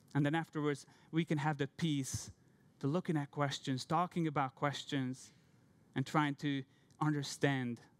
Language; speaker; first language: English; non-native, fluent; Hungarian